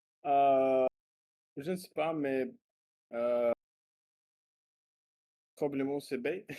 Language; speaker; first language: French; non-native, learner; Russian